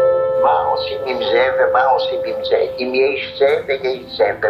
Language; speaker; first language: Hebrew; non-native, fluent; Polish